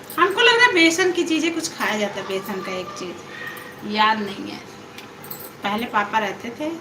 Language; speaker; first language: Hindi; native; Hindi